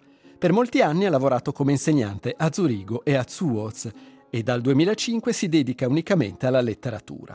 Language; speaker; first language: Italian; native; Italian